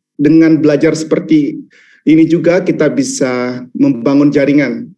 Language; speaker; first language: Indonesian; native; Indonesian